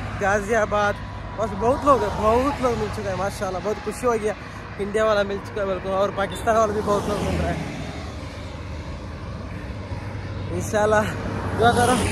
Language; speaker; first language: Hindi; non-native, local second language; Kannada